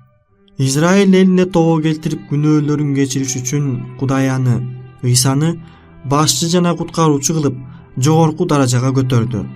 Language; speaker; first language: Kyrgyz; native; Kyrgyz